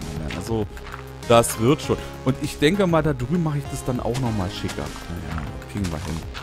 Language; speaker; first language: German; native; German